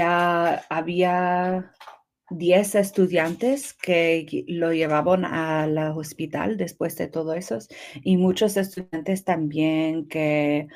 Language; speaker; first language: Spanish; early bilingual, heritage; English